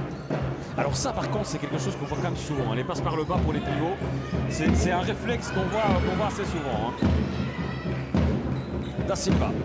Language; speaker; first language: French; native; French